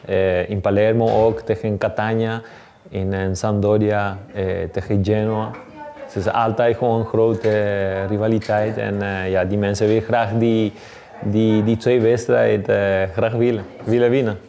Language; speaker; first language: Dutch; non-native, learner; Spanish